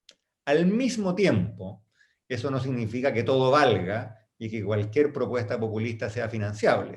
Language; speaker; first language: Spanish; native; Spanish